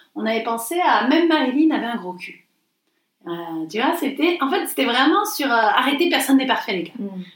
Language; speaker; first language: French; native; French